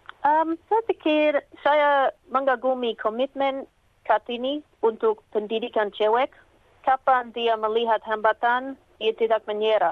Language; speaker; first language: Indonesian; non-native, learner; English